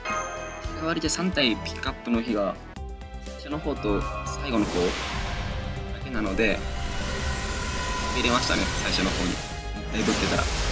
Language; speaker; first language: Japanese; native; Japanese